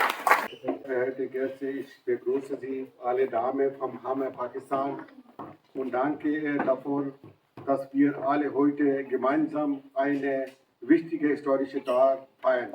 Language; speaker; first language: German; non-native, learner; Urdu